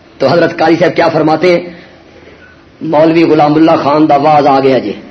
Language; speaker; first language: Urdu; non-native, local second language; Punjabi